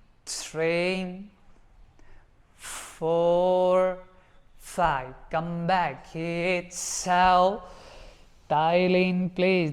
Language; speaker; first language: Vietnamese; non-native, learner; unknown